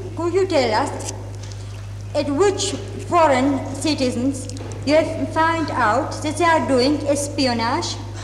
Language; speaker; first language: English; non-native, fluent; Czech